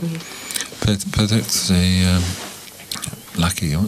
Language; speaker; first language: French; non-native, learner; English